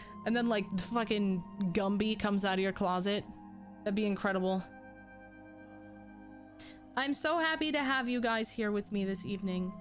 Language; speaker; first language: English; native; English